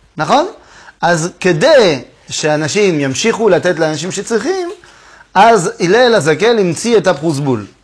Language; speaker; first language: Hebrew; non-native, fluent; French